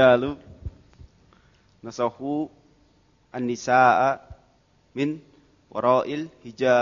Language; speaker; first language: Arabic; non-native, learner; Indonesian